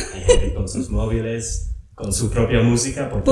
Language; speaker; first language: Spanish; non-native, fluent; English